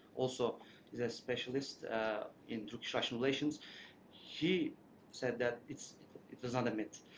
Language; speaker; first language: English; non-native, fluent; Turkish